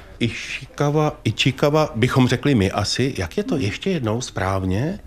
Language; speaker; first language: Czech; native; Czech